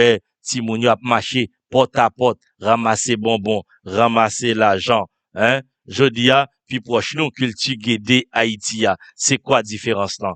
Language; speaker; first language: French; non-native, local second language; Haitian Creole